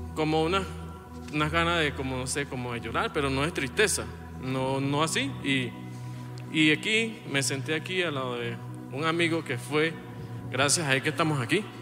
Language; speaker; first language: Spanish; native; Spanish